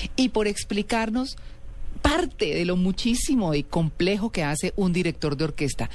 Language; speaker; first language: Spanish; native; Spanish